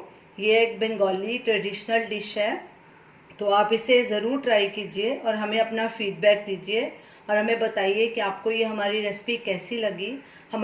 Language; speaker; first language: Hindi; native; Hindi